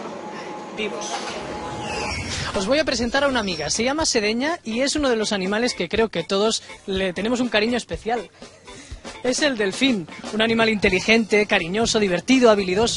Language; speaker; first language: Spanish; native; Spanish